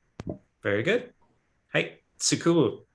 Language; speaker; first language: Japanese; non-native, fluent; English